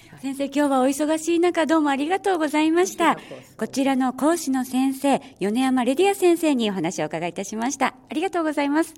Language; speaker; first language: Japanese; native; Japanese